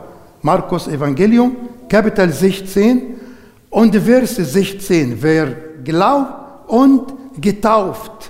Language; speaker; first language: German; non-native, learner; Arabic